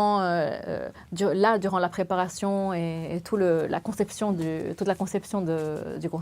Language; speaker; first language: French; non-native, local second language; Arabic